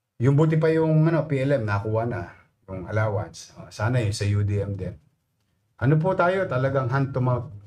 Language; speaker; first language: Filipino; native; Filipino